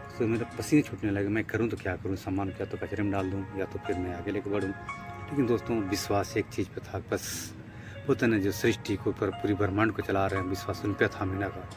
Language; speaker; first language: Hindi; native; Hindi